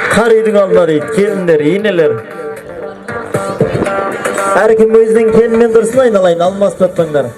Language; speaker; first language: Kazakh; native; Kazakh